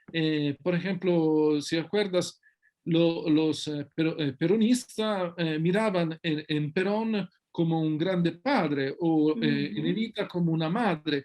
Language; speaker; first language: Spanish; non-native, fluent; Italian